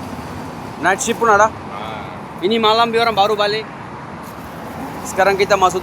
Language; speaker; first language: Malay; non-native, learner; Bangla